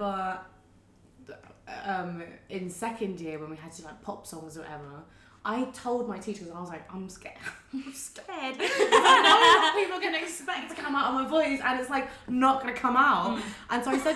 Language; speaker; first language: English; native; English